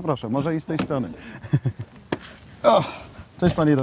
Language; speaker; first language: Polish; native; Polish